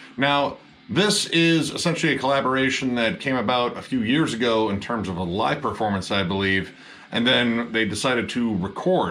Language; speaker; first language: English; native; English